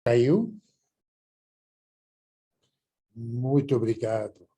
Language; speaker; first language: Portuguese; non-native, fluent; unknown